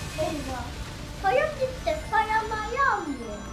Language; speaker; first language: Turkish; early bilingual, heritage; German